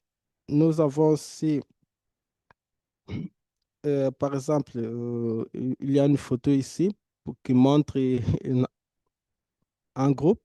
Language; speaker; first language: French; non-native, fluent; Portuguese